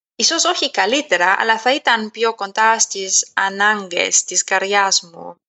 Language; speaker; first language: Greek; non-native, fluent; German